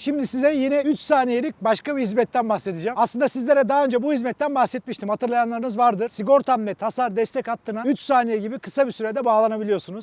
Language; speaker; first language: Turkish; native; Turkish